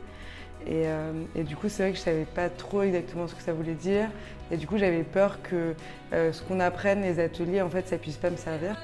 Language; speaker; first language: French; native; French